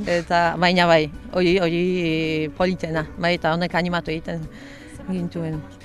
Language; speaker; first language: Basque; non-native, fluent; Polish